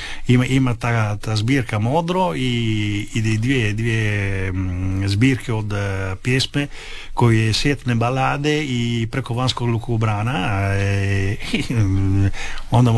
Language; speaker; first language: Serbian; early bilingual, heritage; Italian